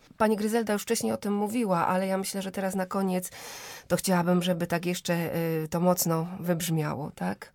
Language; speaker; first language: Polish; native; Polish